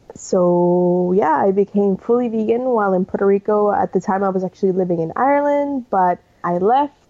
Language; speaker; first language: English; early bilingual, other home language; Spanish